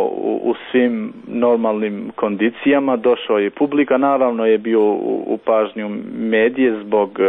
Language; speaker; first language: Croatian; non-native, local second language; Albanian